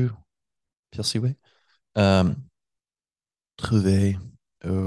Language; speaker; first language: French; non-native, learner; English